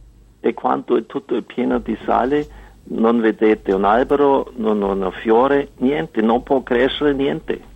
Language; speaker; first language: Italian; non-native, fluent; German